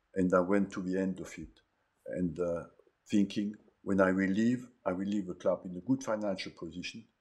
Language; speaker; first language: English; non-native, fluent; French